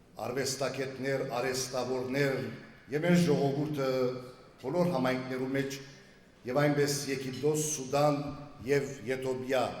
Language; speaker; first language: Armenian; early bilingual, heritage; Armenian